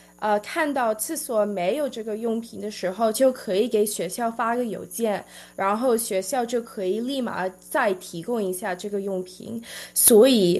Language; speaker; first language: Chinese; early bilingual, heritage; Chinese